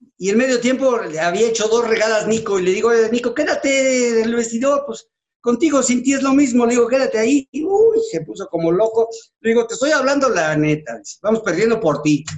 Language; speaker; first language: Spanish; native; Spanish